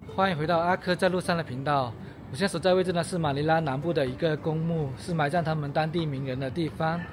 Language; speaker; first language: Chinese; native; Chinese